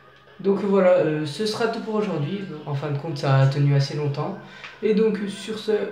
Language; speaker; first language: French; native; French